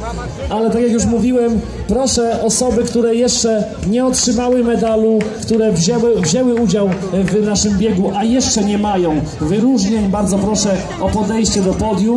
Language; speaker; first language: Polish; native; Polish